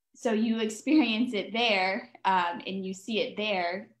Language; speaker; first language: English; native; English